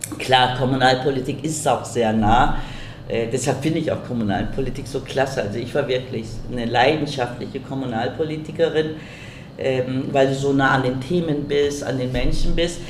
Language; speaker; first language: German; early bilingual, other home language; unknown